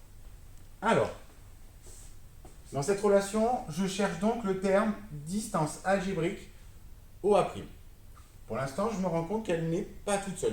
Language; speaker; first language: French; native; French